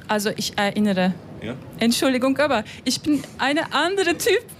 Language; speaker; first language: German; non-native, learner; Turkish